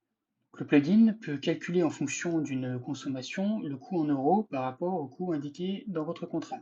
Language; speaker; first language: French; native; French